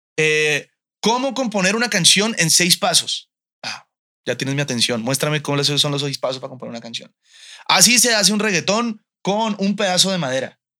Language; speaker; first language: Spanish; native; Spanish